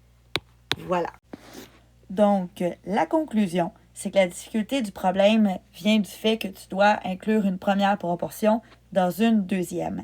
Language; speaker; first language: French; native; French